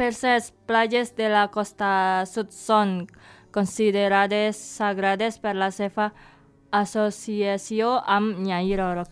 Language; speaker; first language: Catalan; non-native, fluent; Indonesian